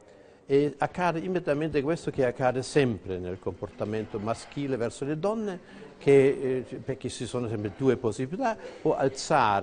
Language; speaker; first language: Italian; non-native, fluent; German